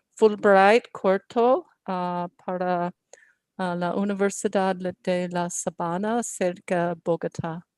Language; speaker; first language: Spanish; non-native, learner; English